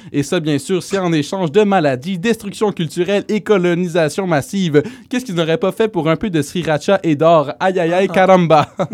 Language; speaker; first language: French; native; French